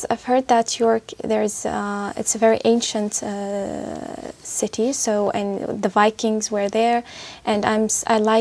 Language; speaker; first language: English; non-native, fluent; Arabic